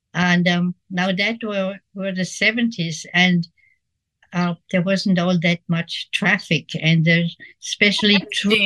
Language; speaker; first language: English; non-native, fluent; Swiss German